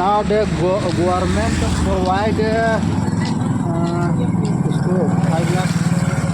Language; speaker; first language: English; non-native, learner; Hindi